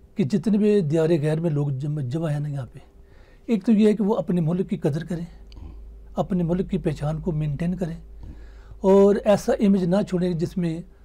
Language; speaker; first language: Urdu; native; Urdu